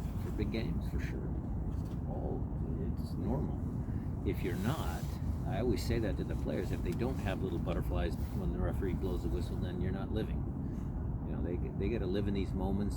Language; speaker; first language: English; native; English